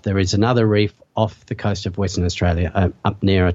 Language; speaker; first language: English; native; English